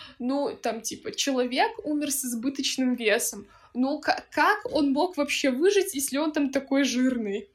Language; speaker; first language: Russian; native; Russian